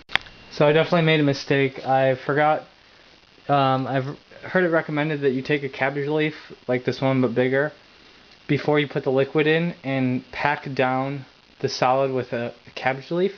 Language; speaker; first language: English; native; English